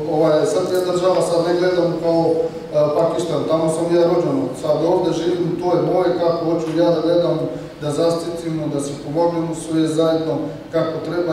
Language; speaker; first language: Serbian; non-native, learner; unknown